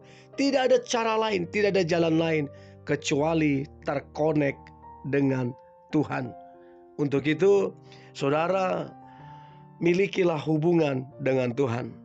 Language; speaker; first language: Indonesian; native; Indonesian